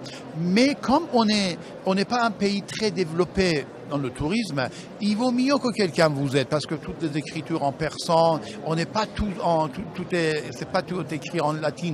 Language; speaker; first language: French; non-native, fluent; Persian